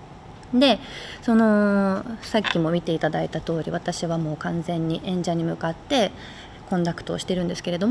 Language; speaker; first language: Japanese; native; Japanese